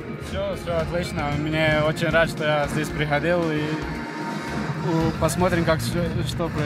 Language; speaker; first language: Russian; non-native, learner; Croatian